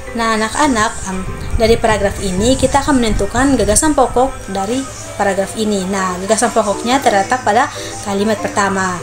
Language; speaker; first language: Indonesian; native; Indonesian